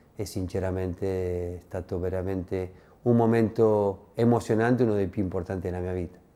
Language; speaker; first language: Italian; non-native, fluent; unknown